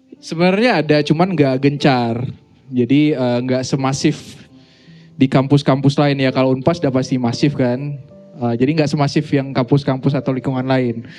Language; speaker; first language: Indonesian; native; Indonesian